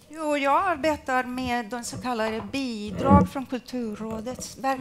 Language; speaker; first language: Swedish; non-native, fluent; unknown